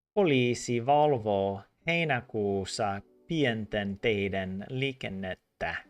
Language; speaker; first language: Finnish; non-native, learner; English